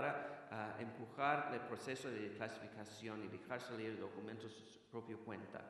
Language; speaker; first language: Spanish; non-native, fluent; English